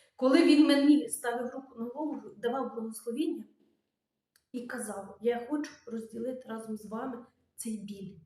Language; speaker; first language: Ukrainian; native; Ukrainian